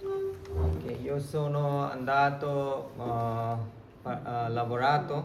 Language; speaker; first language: Italian; non-native, learner; Bangla